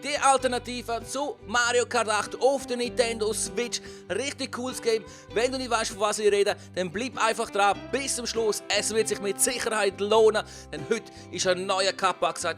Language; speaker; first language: German; native; German